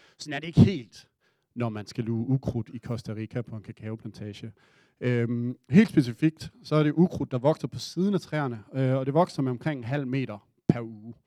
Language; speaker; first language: Danish; native; Danish